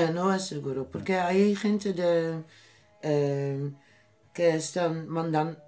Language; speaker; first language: Spanish; non-native, learner; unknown